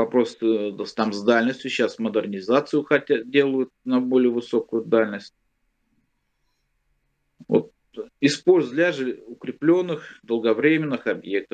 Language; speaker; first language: Russian; native; Russian